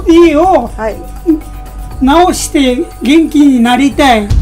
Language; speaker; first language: Japanese; non-native, learner; Filipino